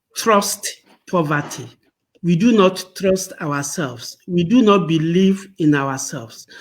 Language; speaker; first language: English; non-native, local second language; Yoruba